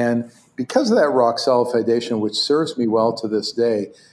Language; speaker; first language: English; non-native, fluent; Hebrew